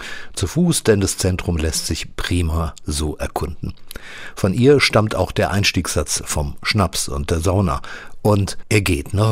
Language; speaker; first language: German; native; German